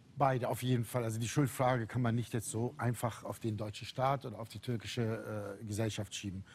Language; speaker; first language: German; early bilingual, other home language; Turkish